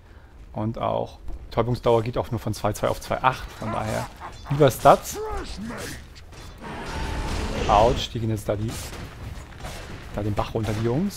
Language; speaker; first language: German; native; German